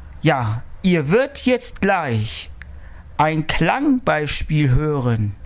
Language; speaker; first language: German; native; German